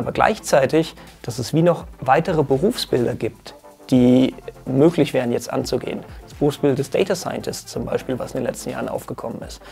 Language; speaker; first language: German; native; German